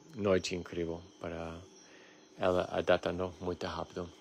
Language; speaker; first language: Portuguese; non-native, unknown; English